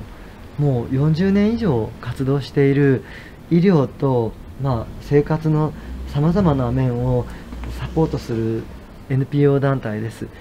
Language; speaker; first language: Japanese; native; Japanese